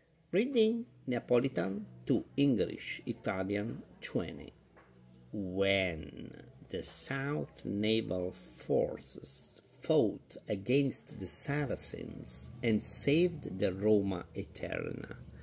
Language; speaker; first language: English; non-native, fluent; Italian